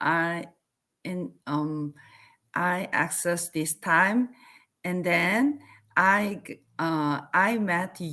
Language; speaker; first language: English; non-native, learner; Korean